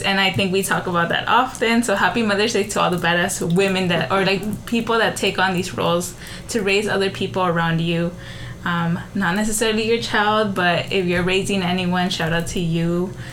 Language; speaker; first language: English; early bilingual, other home language; Spanish